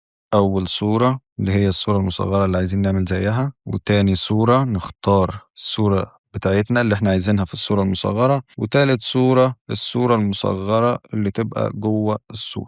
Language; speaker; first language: Arabic; native; Arabic